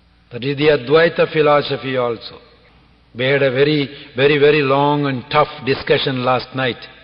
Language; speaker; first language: English; non-native, local second language; Tamil